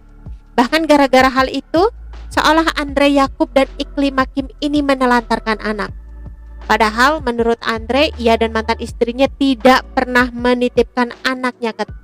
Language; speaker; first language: Indonesian; native; Indonesian